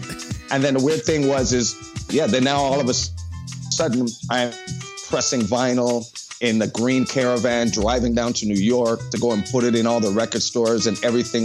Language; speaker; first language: English; native; English